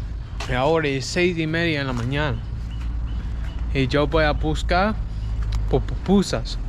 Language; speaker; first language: Spanish; non-native, learner; English